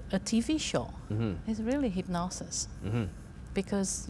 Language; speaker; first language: English; non-native, fluent; Romanian